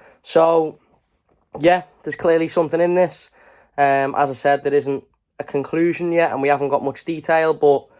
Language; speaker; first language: English; native; English